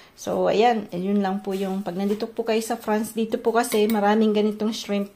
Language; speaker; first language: Filipino; native; Filipino